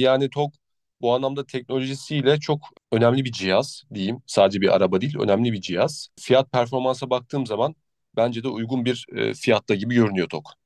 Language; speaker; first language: Turkish; native; Turkish